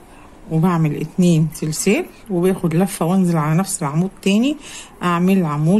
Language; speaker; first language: Arabic; native; Arabic